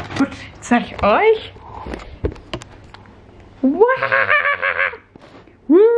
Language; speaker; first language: German; non-native, fluent; Cantonese